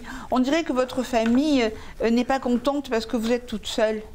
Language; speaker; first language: French; native; French